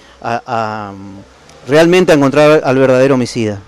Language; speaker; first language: Spanish; native; Spanish